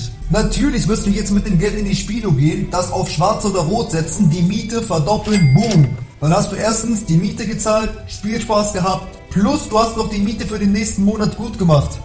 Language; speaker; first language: German; native; German